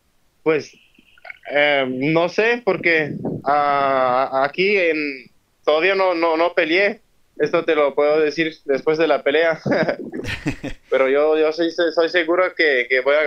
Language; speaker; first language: Spanish; early bilingual, heritage; Spanish